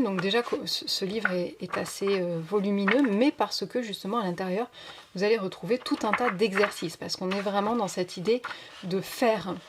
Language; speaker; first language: French; native; French